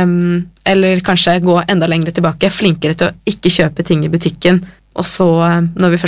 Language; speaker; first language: Norwegian; native; Norwegian